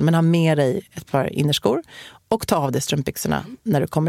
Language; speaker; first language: Swedish; native; Swedish